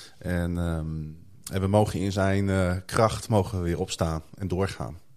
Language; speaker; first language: Dutch; native; Dutch